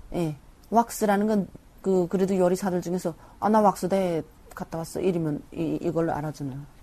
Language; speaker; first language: Korean; native; Korean